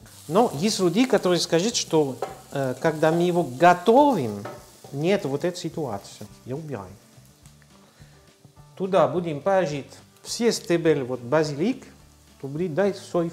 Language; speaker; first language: Russian; non-native, learner; French